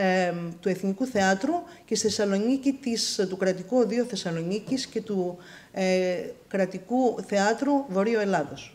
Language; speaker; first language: Greek; native; Greek